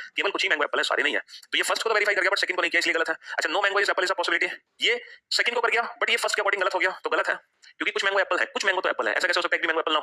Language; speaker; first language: Hindi; native; Hindi